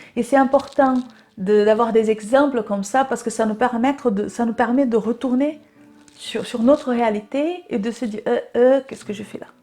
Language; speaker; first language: French; non-native, fluent; Portuguese